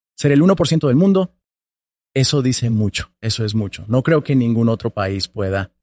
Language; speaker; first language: Spanish; native; Spanish